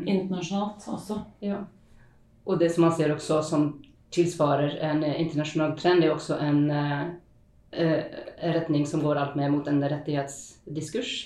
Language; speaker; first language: Norwegian; non-native, fluent; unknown